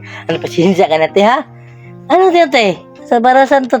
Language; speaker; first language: Filipino; non-native, local second language; Cebuano